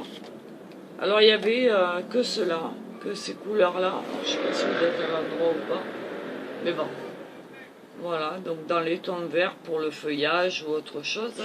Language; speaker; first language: French; native; French